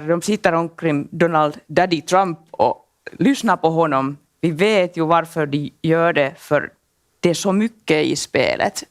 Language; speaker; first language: Swedish; non-native, local second language; Finnish